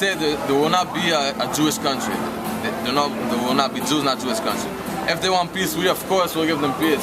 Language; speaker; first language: English; non-native, fluent; Hebrew